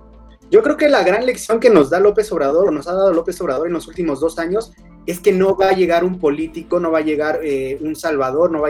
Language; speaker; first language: Spanish; native; Spanish